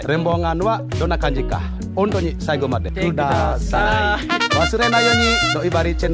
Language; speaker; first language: Japanese; non-native, local second language; Indonesian